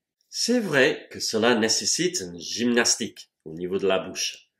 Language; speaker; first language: French; non-native, fluent; English